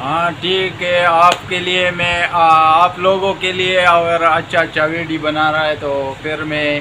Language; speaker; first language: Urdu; non-native, local second language; Pashto